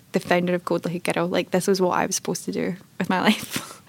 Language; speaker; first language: English; native; English